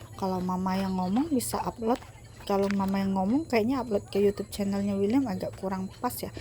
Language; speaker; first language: Indonesian; non-native, local second language; Hakka Chinese